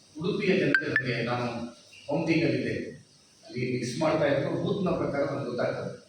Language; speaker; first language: Kannada; native; Kannada